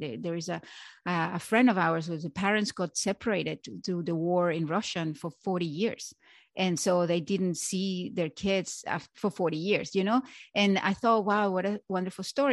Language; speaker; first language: English; non-native, fluent; Spanish